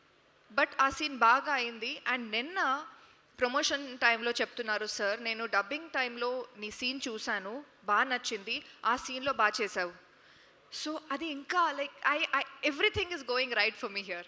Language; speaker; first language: Telugu; non-native, local second language; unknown